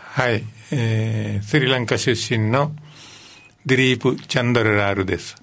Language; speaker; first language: Japanese; non-native, fluent; Sinhala